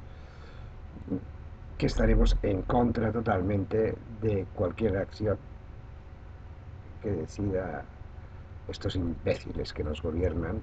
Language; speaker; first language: Spanish; non-native, local second language; Catalan